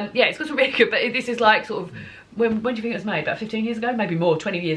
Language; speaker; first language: English; native; English